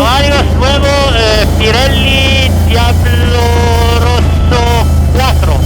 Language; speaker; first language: Spanish; non-native, learner; Italian